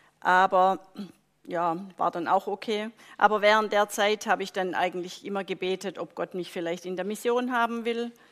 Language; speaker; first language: German; native; German